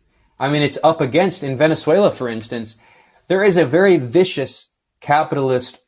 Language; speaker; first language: English; native; English